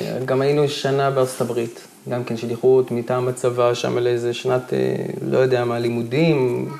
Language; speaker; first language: Hebrew; native; Hebrew